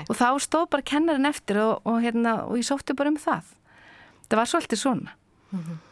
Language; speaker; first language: Icelandic; native; Icelandic